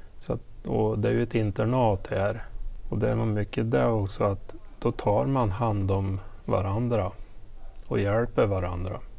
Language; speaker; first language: Swedish; native; Swedish